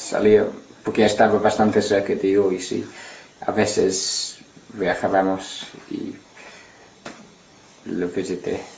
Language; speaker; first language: Spanish; non-native, learner; English